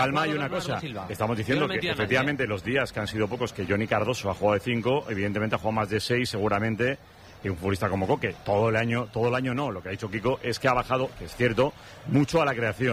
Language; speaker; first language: Spanish; native; Spanish